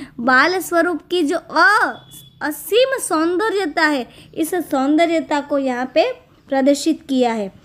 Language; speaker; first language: Hindi; non-native, local second language; Gujarati